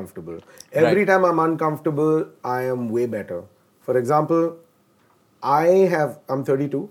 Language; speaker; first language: English; non-native, local second language; Malayalam